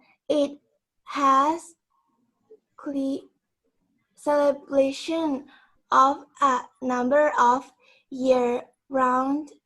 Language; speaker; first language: English; non-native, learner; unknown